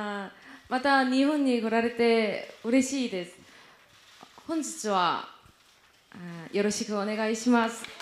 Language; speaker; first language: Japanese; non-native, learner; Korean